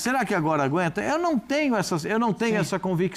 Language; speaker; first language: Portuguese; native; Portuguese